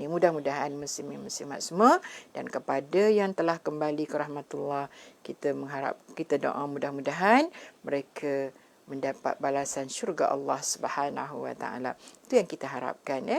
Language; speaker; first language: Malay; native; Malay